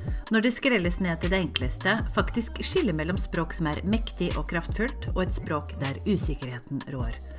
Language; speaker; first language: Norwegian; native; Norwegian